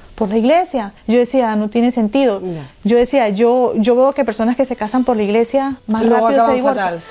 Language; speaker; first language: Spanish; native; Spanish